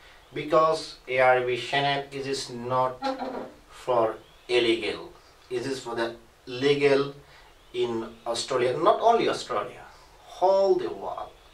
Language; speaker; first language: English; non-native, learner; Rohingya